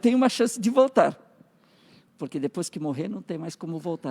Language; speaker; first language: Portuguese; native; Portuguese